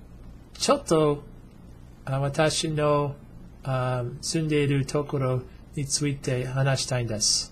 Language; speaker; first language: Japanese; non-native, learner; English